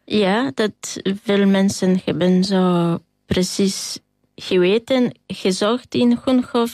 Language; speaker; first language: Dutch; non-native, fluent; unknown